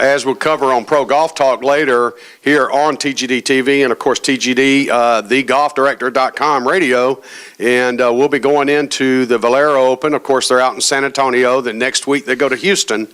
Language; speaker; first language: English; native; English